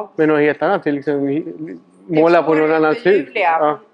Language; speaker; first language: Swedish; non-native, fluent; Spanish